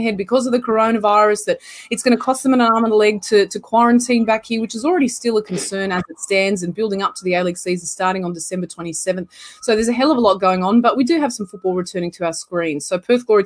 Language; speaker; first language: English; native; English